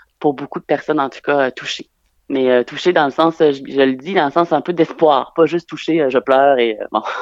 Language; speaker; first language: French; native; French